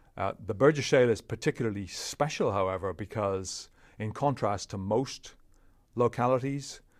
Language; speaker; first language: English; native; English